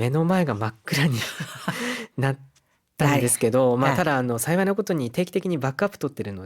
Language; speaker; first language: Japanese; native; Japanese